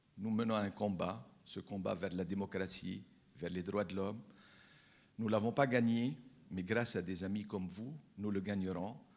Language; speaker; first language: French; non-native, local second language; Arabic